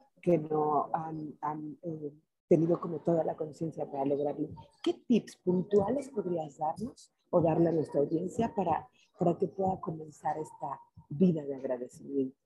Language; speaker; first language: Spanish; native; Spanish